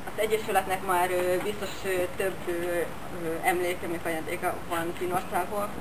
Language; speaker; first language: Hungarian; non-native, fluent; Finnish